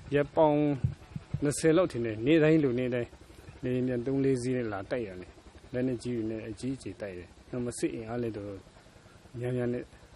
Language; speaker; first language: Burmese; non-native, local second language; Kachin